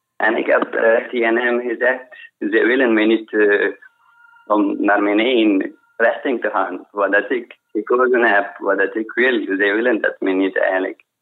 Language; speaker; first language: Dutch; non-native, fluent; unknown